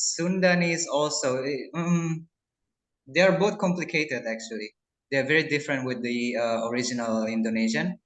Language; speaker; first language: English; non-native, local second language; Indonesian